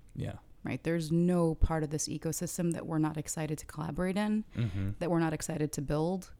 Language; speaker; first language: English; early bilingual, other home language; Arabic